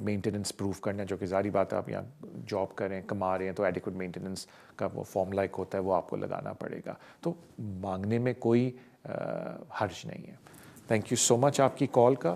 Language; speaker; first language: Urdu; native; Urdu